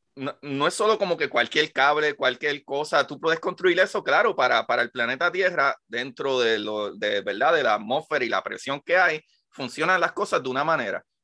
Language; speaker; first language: Spanish; native; Spanish